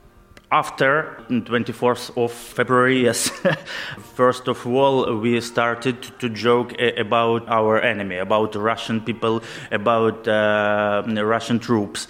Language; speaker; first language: English; non-native, learner; Ukrainian